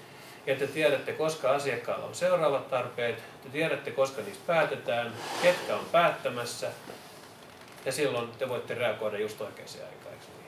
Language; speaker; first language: Finnish; native; Finnish